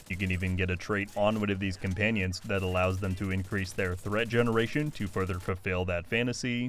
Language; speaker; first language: English; native; English